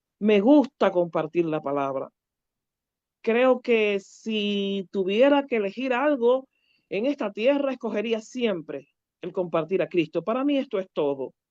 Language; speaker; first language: Spanish; native; Spanish